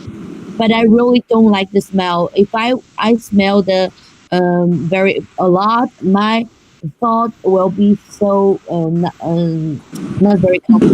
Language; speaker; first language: English; non-native, learner; Chinese